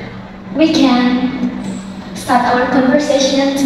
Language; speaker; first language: English; non-native, learner; Indonesian